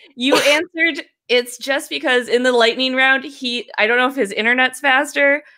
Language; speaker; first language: English; native; English